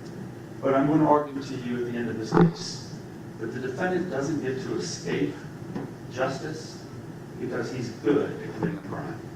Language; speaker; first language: English; native; English